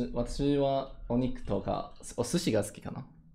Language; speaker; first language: Japanese; non-native, learner; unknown